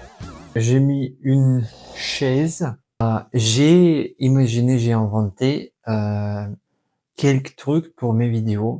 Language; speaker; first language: French; non-native, fluent; Russian